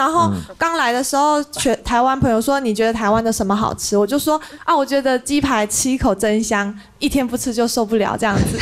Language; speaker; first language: Chinese; non-native, fluent; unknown